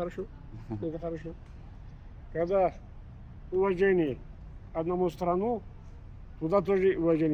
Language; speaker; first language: Russian; non-native, local second language; Chechen